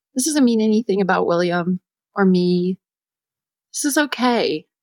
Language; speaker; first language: English; native; English